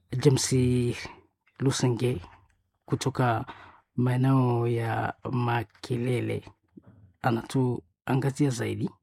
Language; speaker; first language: Swahili; non-native, local second language; Nande